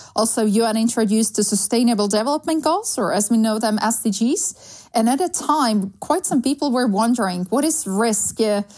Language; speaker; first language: English; non-native, fluent; Slovak